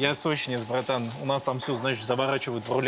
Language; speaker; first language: Russian; native; Russian